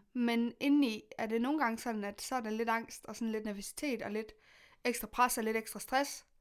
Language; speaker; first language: Danish; native; Danish